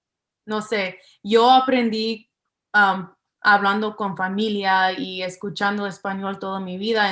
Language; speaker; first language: Spanish; early bilingual, heritage; English